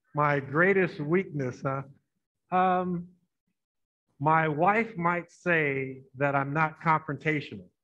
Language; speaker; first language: English; native; English